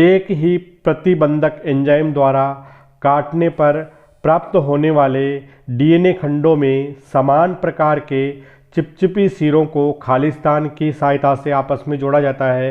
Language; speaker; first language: Hindi; native; Hindi